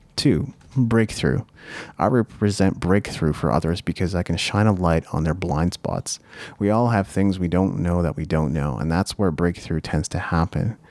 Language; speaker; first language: English; early bilingual, other home language; Japanese